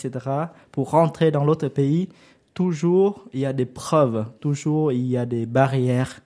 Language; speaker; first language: French; non-native, learner; Vietnamese